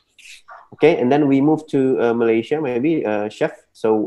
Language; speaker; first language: English; non-native, local second language; Indonesian